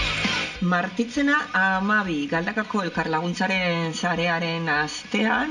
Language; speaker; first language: Basque; native; Basque